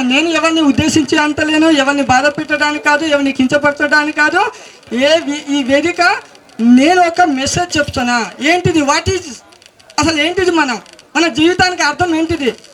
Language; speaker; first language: Telugu; non-native, local second language; Lambadi